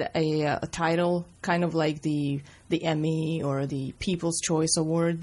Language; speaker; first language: English; non-native, fluent; Russian